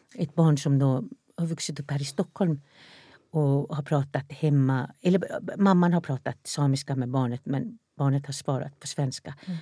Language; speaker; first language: Swedish; non-native, local second language; Northern Sami